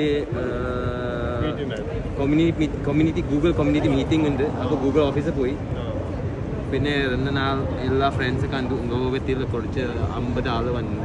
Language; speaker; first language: Malayalam; non-native, learner; Chinese